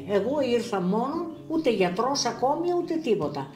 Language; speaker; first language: Greek; early bilingual, other home language; Russian